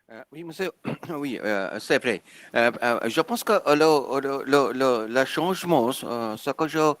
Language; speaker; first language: French; non-native, fluent; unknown